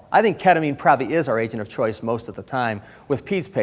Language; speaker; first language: English; native; English